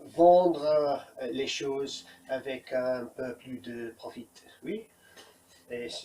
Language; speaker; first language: French; non-native, learner; English